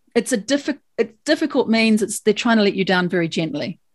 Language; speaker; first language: English; native; English